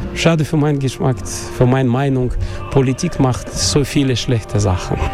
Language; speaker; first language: German; non-native, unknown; Russian